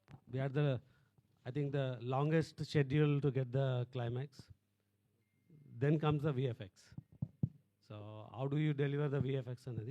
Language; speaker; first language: English; non-native, local second language; Telugu